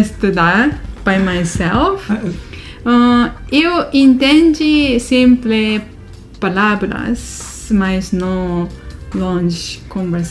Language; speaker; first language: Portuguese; non-native, learner; Japanese